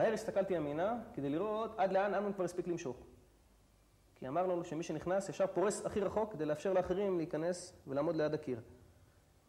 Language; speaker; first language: Hebrew; native; Hebrew